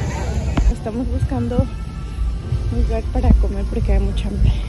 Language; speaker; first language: Spanish; early bilingual, heritage; Spanish